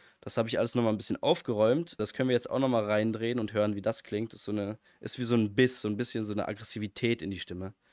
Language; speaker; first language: German; native; German